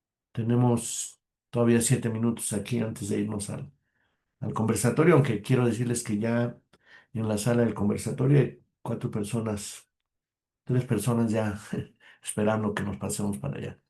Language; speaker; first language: Spanish; native; Spanish